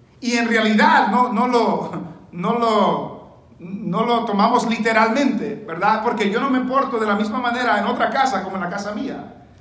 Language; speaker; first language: Spanish; early bilingual, heritage; Spanish